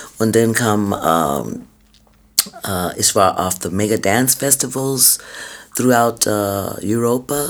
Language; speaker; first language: German; non-native, fluent; English